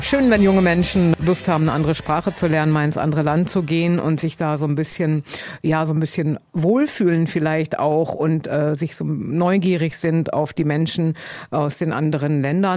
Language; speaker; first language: German; native; German